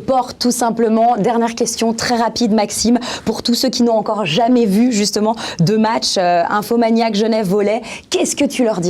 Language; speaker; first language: French; native; French